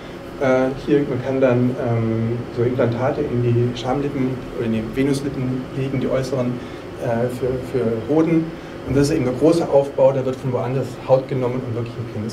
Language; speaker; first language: German; native; German